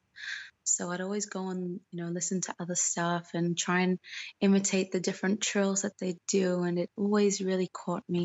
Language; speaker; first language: English; native; English